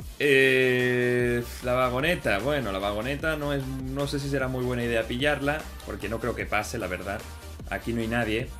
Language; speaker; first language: Spanish; native; Spanish